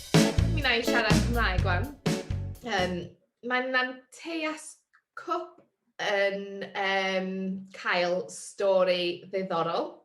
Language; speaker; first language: Welsh; non-native, learner; English